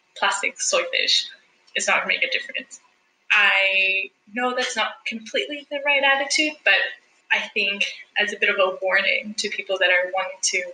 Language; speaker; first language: English; non-native, fluent; Spanish